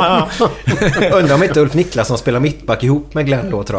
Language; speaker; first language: Swedish; native; Swedish